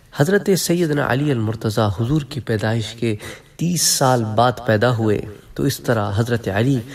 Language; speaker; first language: Urdu; native; Urdu